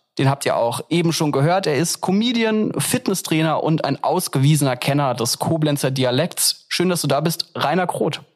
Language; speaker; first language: German; native; German